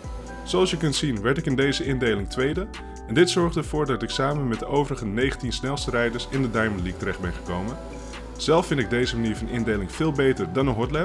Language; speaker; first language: Dutch; native; Dutch